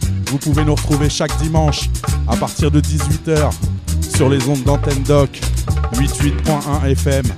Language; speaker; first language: French; native; French